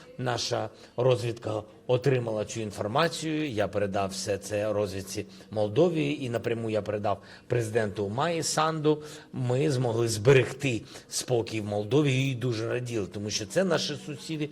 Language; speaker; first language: Ukrainian; non-native, local second language; Russian